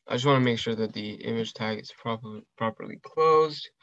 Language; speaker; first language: English; early bilingual, other home language; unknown